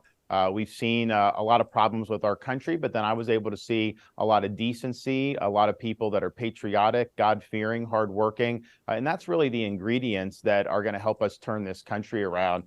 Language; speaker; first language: English; native; English